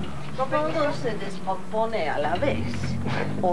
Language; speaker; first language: Spanish; non-native, fluent; English